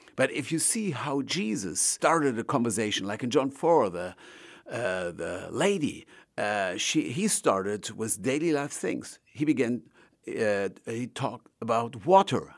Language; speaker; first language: English; non-native, fluent; German